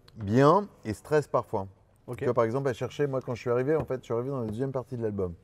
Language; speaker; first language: French; native; French